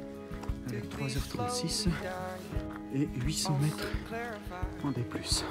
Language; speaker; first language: French; native; French